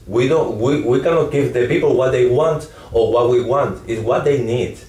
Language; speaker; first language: English; non-native, learner; Spanish